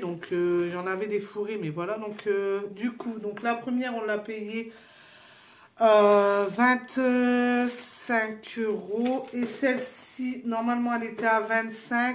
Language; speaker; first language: French; native; French